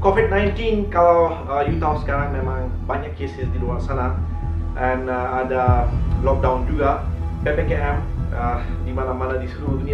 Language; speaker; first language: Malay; non-native, learner; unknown